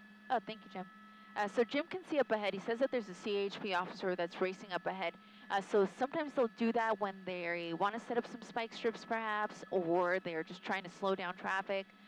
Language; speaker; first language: English; early bilingual, other home language; Spanish